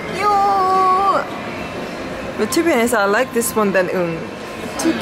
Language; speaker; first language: English; non-native, fluent; Korean